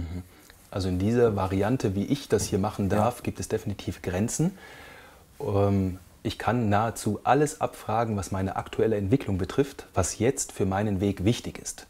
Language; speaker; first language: German; native; German